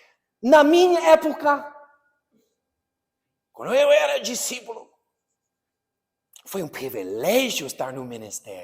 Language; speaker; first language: Portuguese; non-native, fluent; English